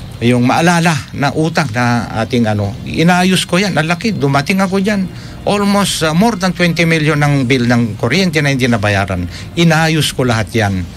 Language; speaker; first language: Filipino; non-native, local second language; Pangasinan